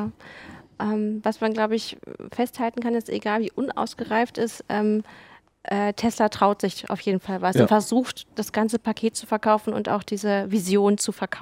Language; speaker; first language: German; native; German